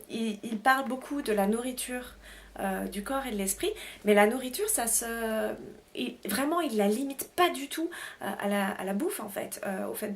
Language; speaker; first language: French; native; French